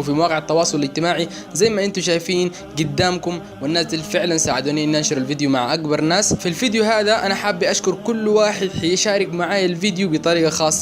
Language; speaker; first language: Arabic; native; Arabic